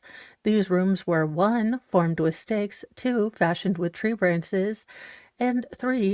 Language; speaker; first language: English; native; English